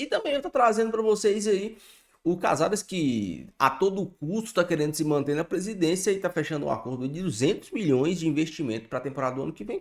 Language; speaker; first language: Portuguese; native; Portuguese